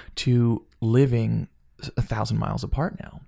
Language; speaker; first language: English; native; English